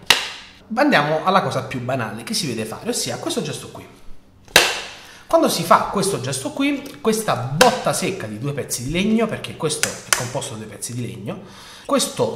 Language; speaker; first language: Italian; native; Italian